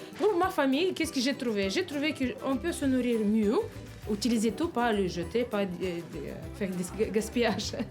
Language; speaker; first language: French; non-native, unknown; Ukrainian